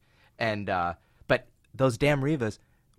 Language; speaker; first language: English; native; English